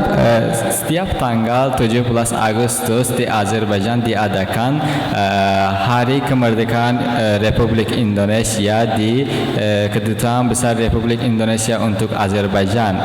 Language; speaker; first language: Indonesian; non-native, learner; Azerbaijani